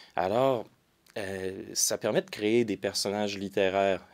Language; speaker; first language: French; native; French